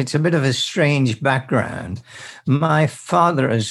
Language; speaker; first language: English; native; English